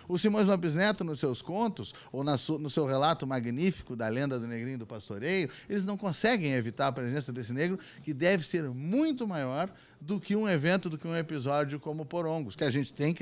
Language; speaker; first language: Portuguese; native; Portuguese